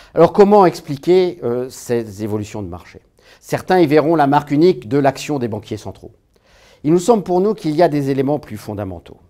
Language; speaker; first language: French; native; French